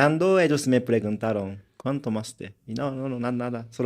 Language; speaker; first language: Spanish; non-native, learner; Japanese